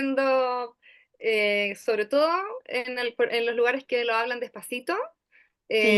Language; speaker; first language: Spanish; native; Spanish